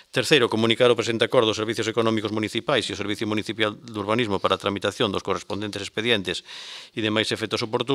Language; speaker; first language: Galician; native; Galician